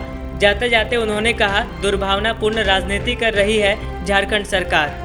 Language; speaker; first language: Hindi; native; Hindi